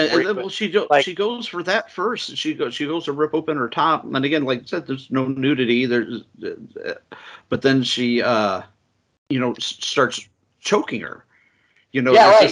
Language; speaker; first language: English; native; English